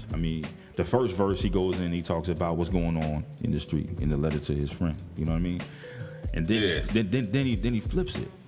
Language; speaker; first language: English; native; English